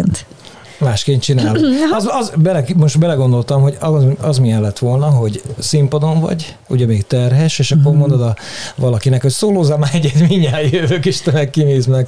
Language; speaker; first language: Hungarian; native; Hungarian